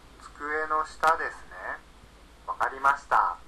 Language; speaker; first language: Japanese; non-native, learner; Indonesian